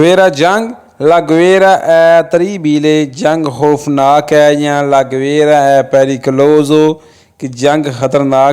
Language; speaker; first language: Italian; non-native, fluent; Urdu